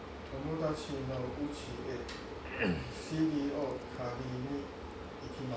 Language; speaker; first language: Japanese; non-native, learner; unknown